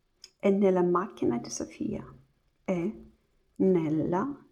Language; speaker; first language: Italian; non-native, learner; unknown